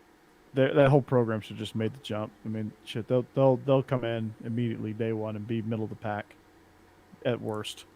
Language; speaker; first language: English; native; English